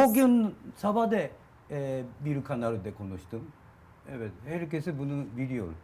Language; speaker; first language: Turkish; non-native, learner; Japanese